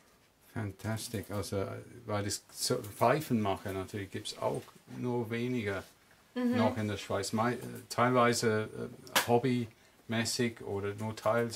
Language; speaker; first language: German; non-native, fluent; English